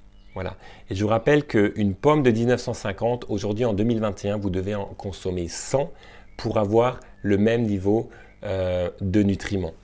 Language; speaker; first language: French; native; French